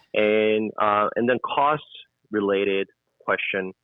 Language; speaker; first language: English; non-native, fluent; Korean